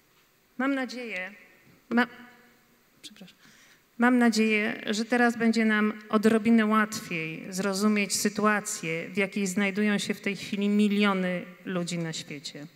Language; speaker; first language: Polish; native; Polish